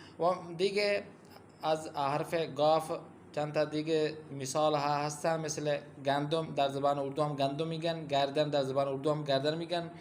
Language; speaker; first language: Persian; non-native, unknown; Urdu